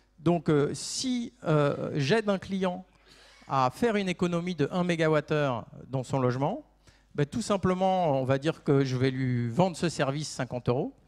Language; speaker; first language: French; native; French